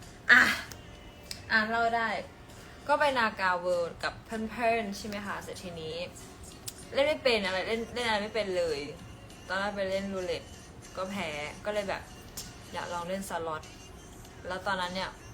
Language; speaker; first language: Thai; native; Thai